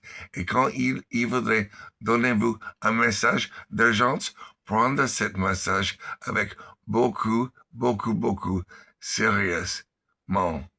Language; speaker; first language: French; non-native, learner; English